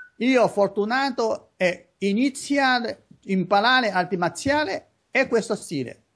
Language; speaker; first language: Italian; non-native, learner; Chinese